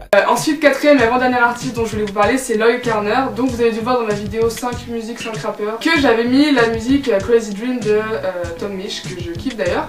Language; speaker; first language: French; native; French